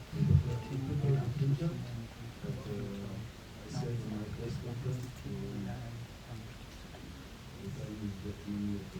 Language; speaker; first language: English; non-native, learner; French